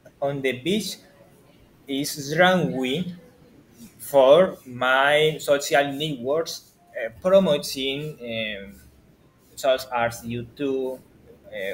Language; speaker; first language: English; non-native, learner; Spanish